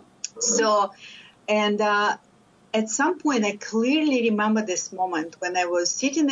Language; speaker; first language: English; non-native, fluent; Lithuanian